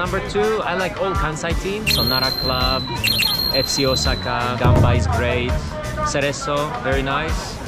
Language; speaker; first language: English; non-native, fluent; Slovak